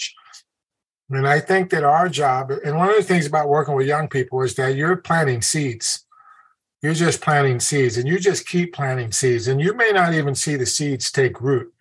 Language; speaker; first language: English; native; English